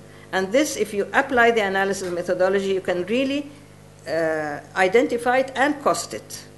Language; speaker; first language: English; non-native, fluent; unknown